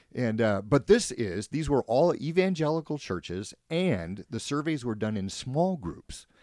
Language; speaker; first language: English; native; English